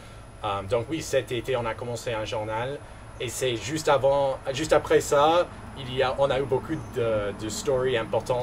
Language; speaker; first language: French; non-native, local second language; English